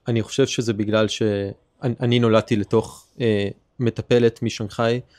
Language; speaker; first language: Hebrew; early bilingual, heritage; Hebrew